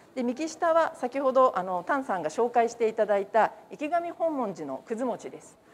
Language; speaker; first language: Japanese; native; Japanese